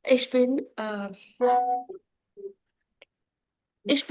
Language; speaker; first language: German; non-native, learner; Punjabi